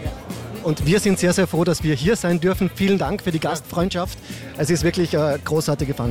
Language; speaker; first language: German; native; German